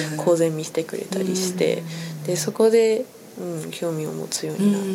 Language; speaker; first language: Japanese; non-native, fluent; English